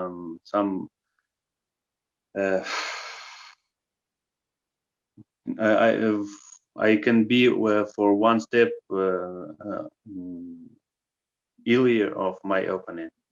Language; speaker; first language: English; non-native, learner; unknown